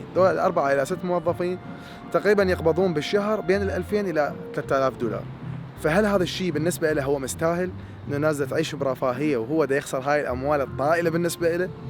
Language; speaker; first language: Arabic; native; Arabic